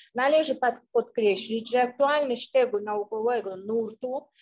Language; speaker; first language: Polish; non-native, fluent; Azerbaijani